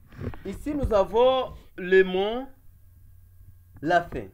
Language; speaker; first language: French; non-native, local second language; Kinyarwanda